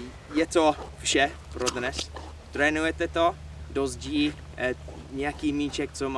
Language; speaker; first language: Czech; non-native, learner; English